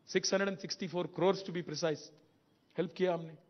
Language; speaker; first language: Hindi; non-native, local second language; Telugu